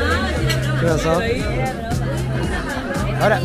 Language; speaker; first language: Spanish; native; Spanish